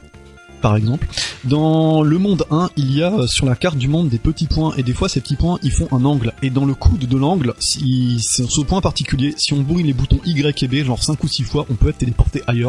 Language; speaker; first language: French; native; French